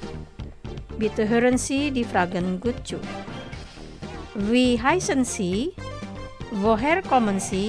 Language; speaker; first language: German; non-native, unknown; Indonesian